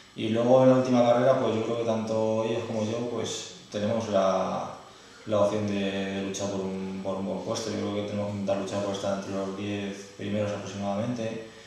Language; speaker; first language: Spanish; native; Spanish